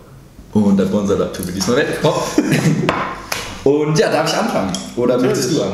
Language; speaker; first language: German; native; German